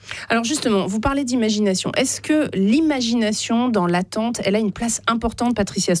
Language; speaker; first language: French; native; French